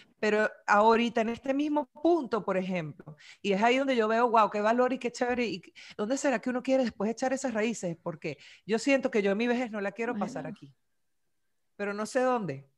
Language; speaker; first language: Spanish; native; Spanish